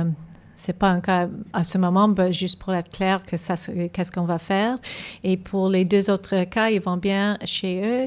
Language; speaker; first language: French; non-native, local second language; English